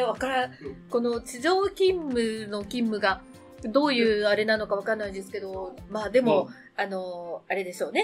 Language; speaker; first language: Japanese; native; Japanese